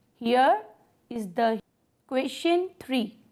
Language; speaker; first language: English; non-native, local second language; Gujarati